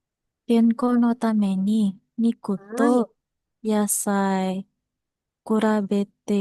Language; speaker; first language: Japanese; non-native, learner; Indonesian